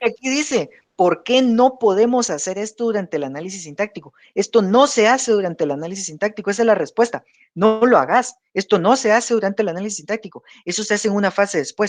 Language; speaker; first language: Spanish; native; Spanish